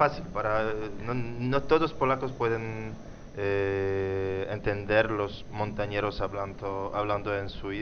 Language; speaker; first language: Spanish; non-native, learner; Polish